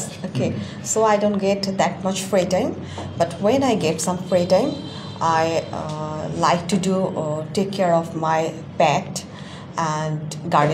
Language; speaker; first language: English; non-native, fluent; Bangla